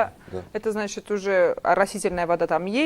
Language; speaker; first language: Russian; non-native, local second language; Ossetic